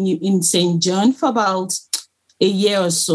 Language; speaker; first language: English; non-native, local second language; Igbo